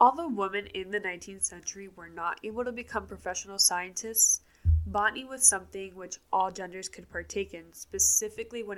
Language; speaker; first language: English; native; English